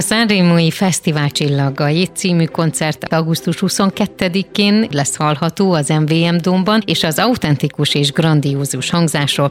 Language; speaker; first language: Hungarian; native; Hungarian